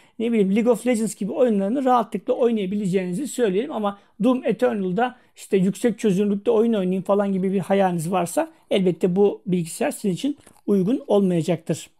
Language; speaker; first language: Turkish; native; Turkish